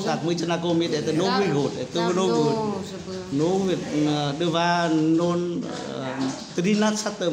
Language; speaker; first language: Russian; non-native, learner; Vietnamese